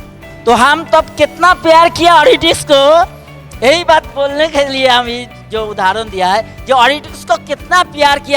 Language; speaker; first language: Hindi; non-native, local second language; Bangla